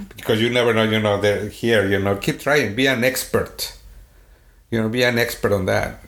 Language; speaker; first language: English; non-native, fluent; Swedish